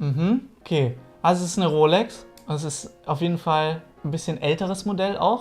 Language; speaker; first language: German; native; German